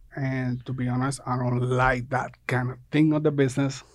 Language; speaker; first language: English; non-native, fluent; Spanish